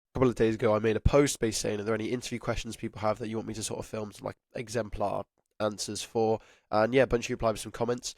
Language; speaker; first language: English; native; English